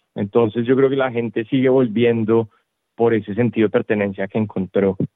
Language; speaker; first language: Spanish; native; Spanish